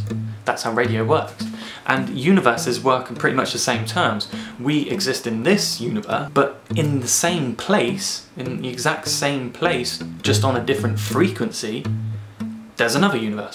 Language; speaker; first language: English; native; English